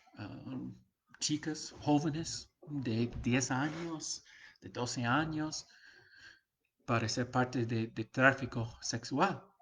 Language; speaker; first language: Spanish; non-native, fluent; English